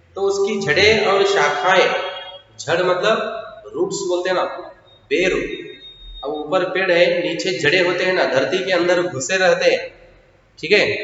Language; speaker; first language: Hindi; non-native, local second language; Kannada